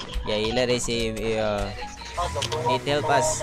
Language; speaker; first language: English; non-native, local second language; Filipino